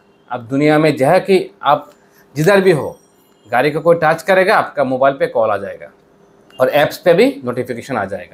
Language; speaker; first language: Hindi; non-native, fluent; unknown